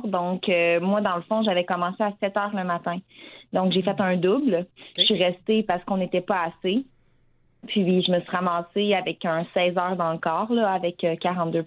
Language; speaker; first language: French; native; French